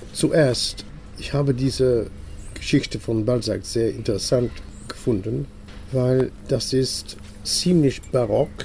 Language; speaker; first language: German; non-native, fluent; English